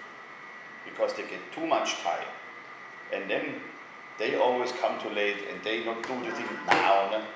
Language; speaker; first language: English; non-native, fluent; German